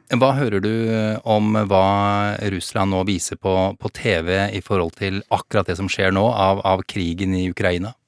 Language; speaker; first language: Norwegian; native; Norwegian